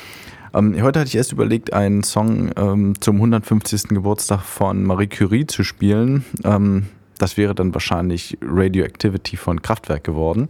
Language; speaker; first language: German; native; German